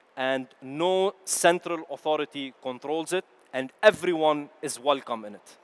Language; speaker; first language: English; non-native, fluent; Arabic